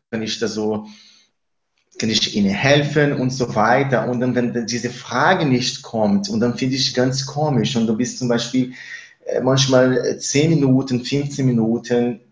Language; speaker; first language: German; non-native, fluent; Spanish